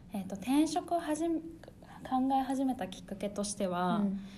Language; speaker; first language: Japanese; early bilingual, other home language; Chinese